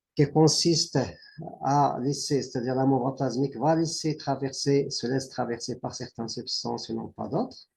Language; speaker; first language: French; non-native, local second language; Arabic